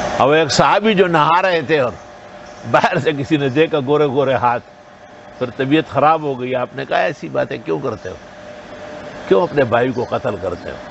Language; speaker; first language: Urdu; non-native, local second language; Pashto